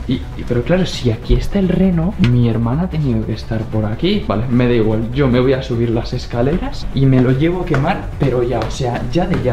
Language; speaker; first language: Spanish; native; Spanish